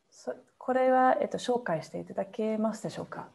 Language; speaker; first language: Japanese; non-native, fluent; English